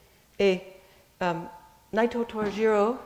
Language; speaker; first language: French; non-native, fluent; English